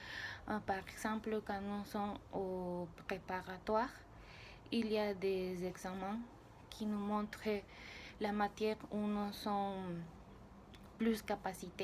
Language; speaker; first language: French; non-native, learner; Spanish